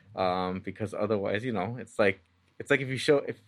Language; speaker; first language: English; early bilingual, other home language; Spanish